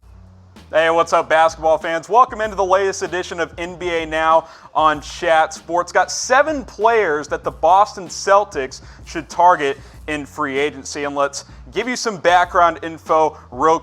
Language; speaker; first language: English; native; English